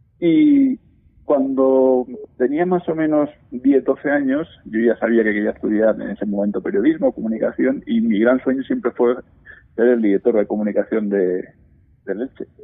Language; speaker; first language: Spanish; native; Spanish